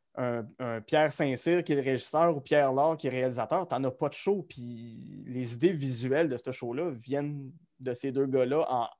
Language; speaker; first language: French; native; French